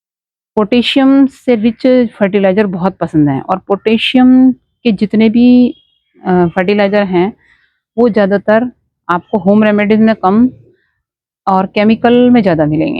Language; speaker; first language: Hindi; native; Hindi